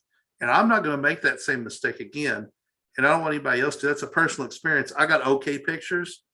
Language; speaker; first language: English; native; English